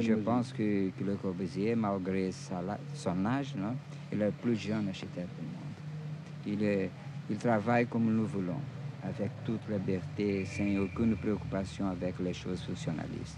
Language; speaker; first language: French; non-native, fluent; Portuguese